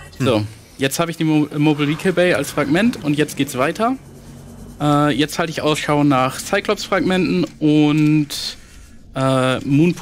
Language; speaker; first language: German; native; German